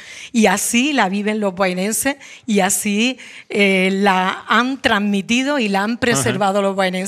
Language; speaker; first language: Spanish; native; Spanish